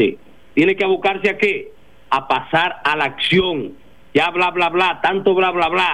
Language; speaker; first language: Spanish; native; Spanish